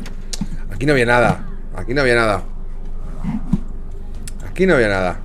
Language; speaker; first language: Spanish; native; Spanish